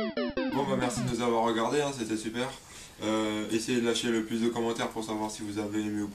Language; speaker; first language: French; native; French